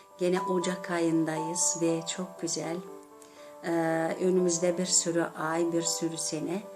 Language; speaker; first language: Turkish; non-native, learner; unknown